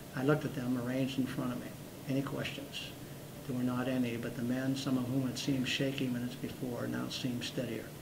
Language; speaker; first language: English; native; English